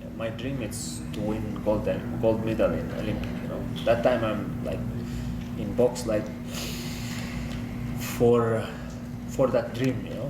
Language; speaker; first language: English; non-native, learner; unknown